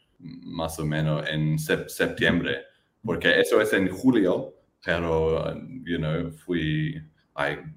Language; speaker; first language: Spanish; non-native, learner; English